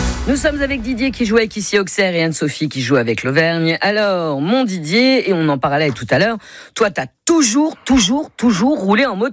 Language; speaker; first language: French; native; French